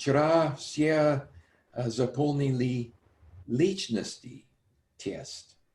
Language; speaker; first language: Russian; non-native, learner; English